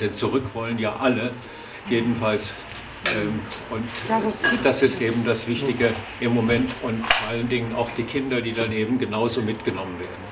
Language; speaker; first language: German; native; German